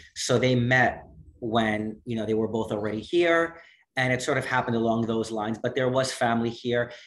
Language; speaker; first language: English; native; English